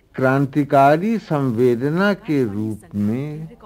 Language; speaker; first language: Hindi; native; Hindi